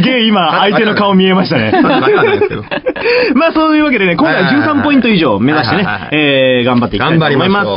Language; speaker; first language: Japanese; native; Japanese